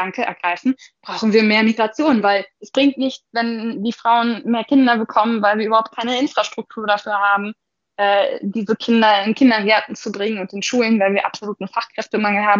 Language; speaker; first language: German; native; German